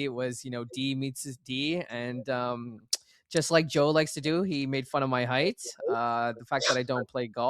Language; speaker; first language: English; native; English